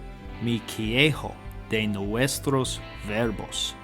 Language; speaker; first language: Spanish; non-native, learner; English